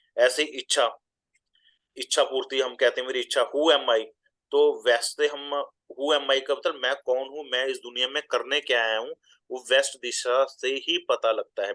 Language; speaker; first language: Hindi; non-native, local second language; Punjabi